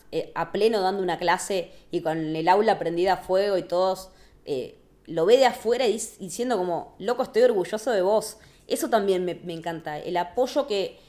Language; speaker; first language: Spanish; native; Spanish